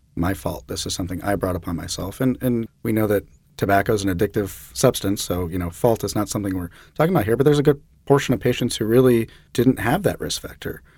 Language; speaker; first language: English; native; English